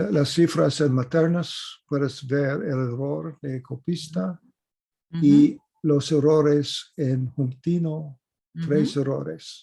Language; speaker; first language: Spanish; non-native, fluent; English